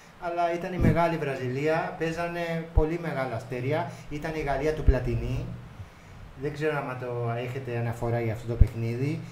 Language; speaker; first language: Greek; non-native, fluent; Spanish